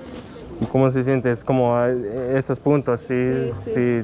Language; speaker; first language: Spanish; non-native, learner; English